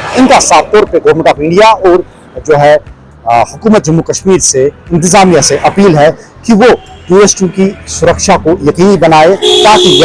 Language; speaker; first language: Hindi; non-native, local second language; Kashmiri